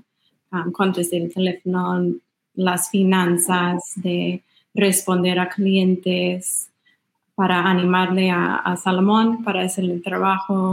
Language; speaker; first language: Spanish; non-native, fluent; English